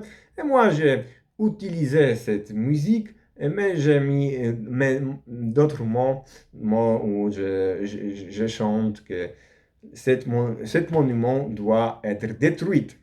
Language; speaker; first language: French; non-native, learner; Polish